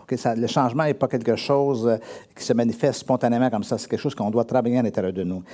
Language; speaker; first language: French; native; French